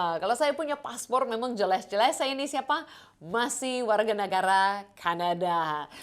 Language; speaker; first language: Indonesian; non-native, fluent; English